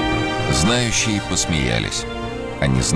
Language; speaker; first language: Russian; native; Russian